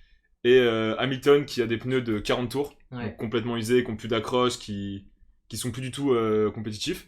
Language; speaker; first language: French; native; French